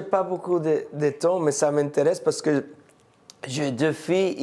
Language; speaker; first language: French; non-native, fluent; English